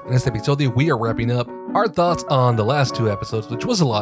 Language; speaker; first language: English; early bilingual, other home language; Spanish